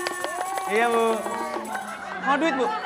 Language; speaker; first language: Indonesian; native; Indonesian